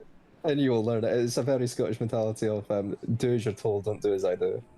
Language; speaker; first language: English; native; English